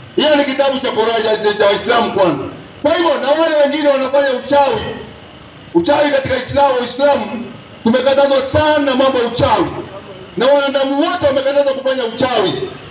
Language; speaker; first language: Swahili; non-native, local second language; Kikuyu